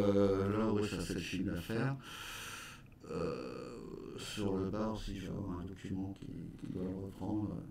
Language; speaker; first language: French; native; French